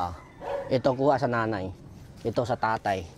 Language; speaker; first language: Filipino; non-native, learner; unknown